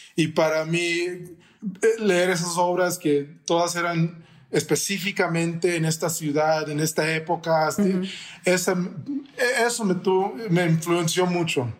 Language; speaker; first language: Spanish; early bilingual, heritage; Spanish